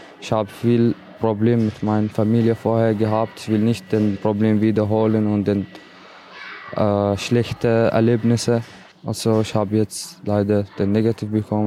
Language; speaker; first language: German; non-native, learner; Arabic